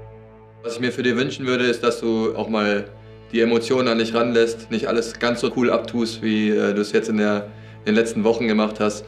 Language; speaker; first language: German; native; German